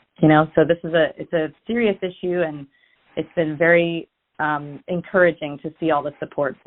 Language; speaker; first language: English; native; English